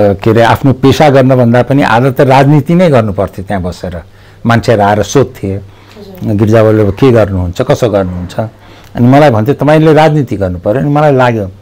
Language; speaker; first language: Nepali; native; Nepali